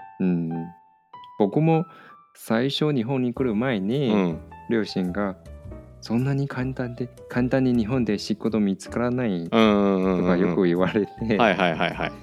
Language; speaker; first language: Japanese; non-native, fluent; Chinese